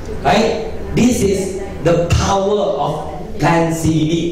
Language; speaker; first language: English; non-native, local second language; Min Nan Chinese